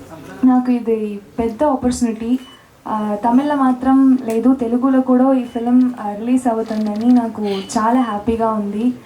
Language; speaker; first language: Telugu; non-native, local second language; Tamil